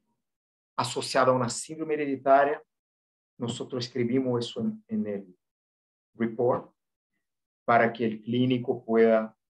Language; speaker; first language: Spanish; non-native, fluent; Portuguese